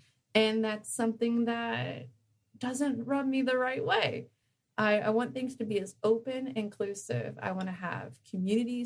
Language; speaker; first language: English; native; English